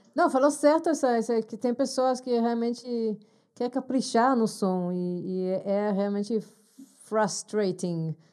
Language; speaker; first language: Portuguese; non-native, fluent; Hebrew